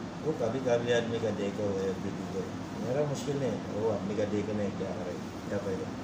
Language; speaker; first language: Hindi; non-native, learner; Filipino